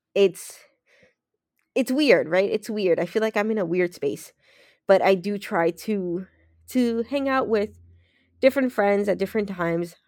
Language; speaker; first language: English; native; English